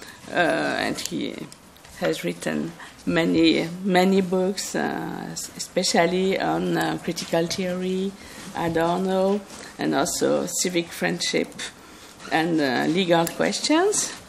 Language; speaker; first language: English; non-native, fluent; French